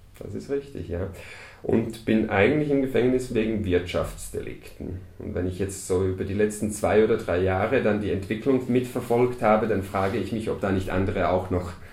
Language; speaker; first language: German; early bilingual, other home language; Croatian